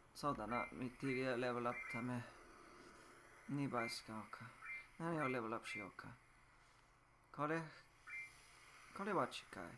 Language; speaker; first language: Japanese; non-native, learner; English